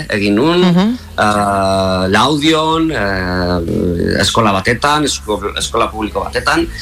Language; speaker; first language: Basque; non-native, local second language; Spanish